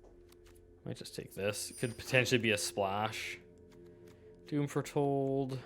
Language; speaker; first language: English; native; English